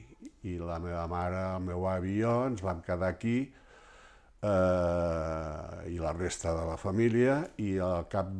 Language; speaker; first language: Catalan; early bilingual, heritage; Catalan